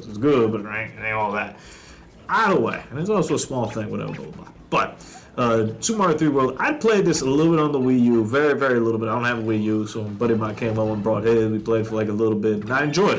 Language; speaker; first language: English; native; English